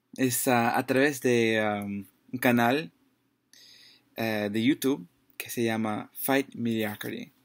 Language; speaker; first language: Spanish; non-native, learner; English